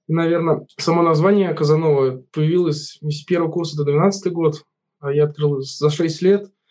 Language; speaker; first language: Russian; native; Russian